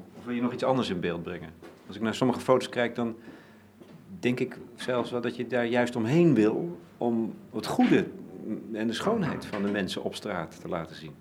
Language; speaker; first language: Dutch; native; Dutch